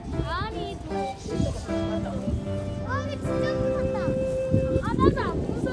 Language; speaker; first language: Korean; early bilingual, other home language; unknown